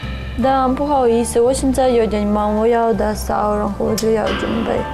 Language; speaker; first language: Chinese; non-native, fluent; Russian